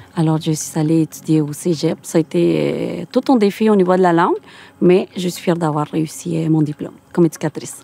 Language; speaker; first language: French; non-native, fluent; Spanish